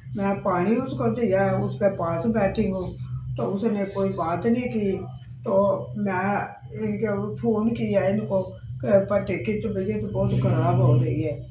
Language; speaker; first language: Urdu; non-native, local second language; Punjabi